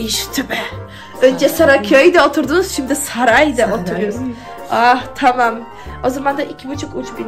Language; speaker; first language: Turkish; non-native, learner; Polish